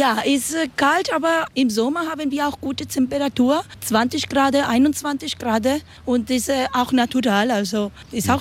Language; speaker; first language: German; non-native, learner; Spanish